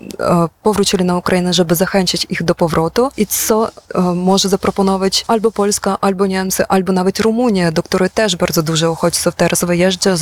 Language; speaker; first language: Polish; non-native, fluent; Ukrainian